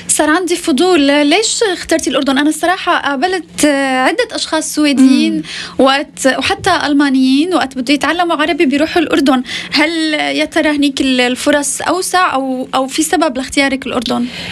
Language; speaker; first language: Arabic; native; Arabic